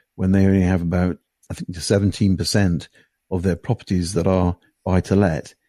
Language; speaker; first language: English; native; English